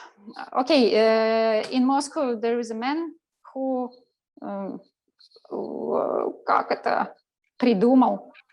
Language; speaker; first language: English; non-native, learner; Russian